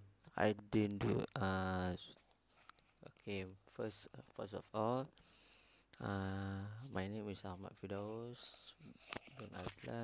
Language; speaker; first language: English; non-native, learner; Malay